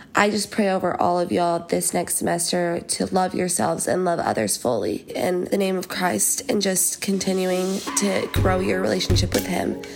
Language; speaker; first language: English; native; English